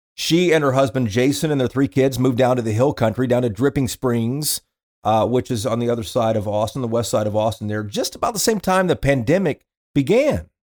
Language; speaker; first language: English; native; English